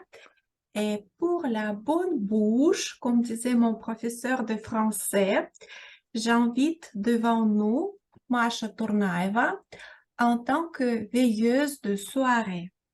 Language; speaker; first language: French; non-native, fluent; Russian